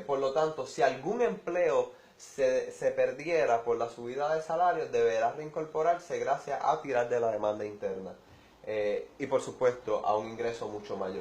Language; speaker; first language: Spanish; native; Spanish